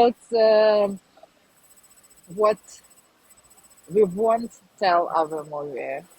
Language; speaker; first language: English; non-native, learner; Ukrainian